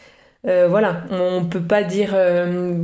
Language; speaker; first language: French; native; French